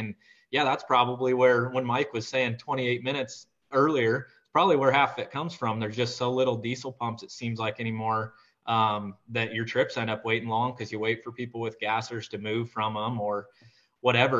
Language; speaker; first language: English; native; English